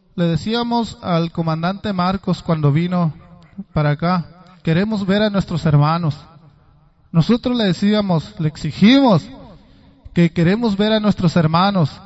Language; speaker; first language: Spanish; non-native, local second language; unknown